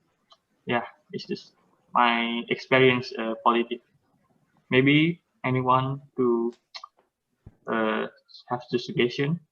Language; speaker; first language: English; non-native, learner; Indonesian